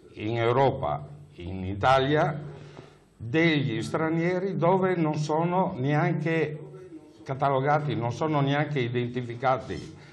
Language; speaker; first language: Italian; native; Italian